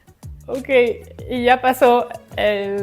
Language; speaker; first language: Spanish; non-native, fluent; French